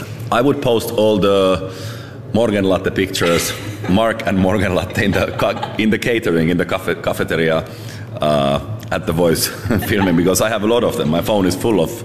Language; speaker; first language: English; non-native, fluent; Finnish